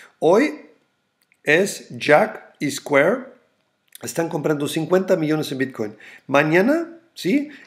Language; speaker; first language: Spanish; non-native, fluent; German